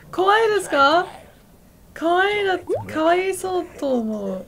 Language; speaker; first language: Japanese; non-native, learner; English